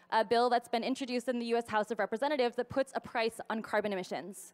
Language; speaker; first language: English; native; English